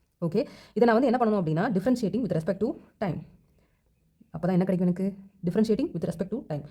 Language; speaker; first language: Tamil; native; Tamil